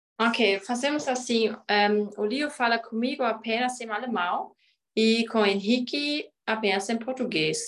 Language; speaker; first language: Portuguese; non-native, learner; German